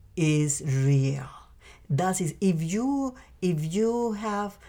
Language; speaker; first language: English; non-native, fluent; Spanish